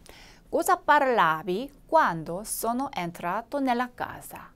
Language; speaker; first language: Italian; non-native, fluent; Korean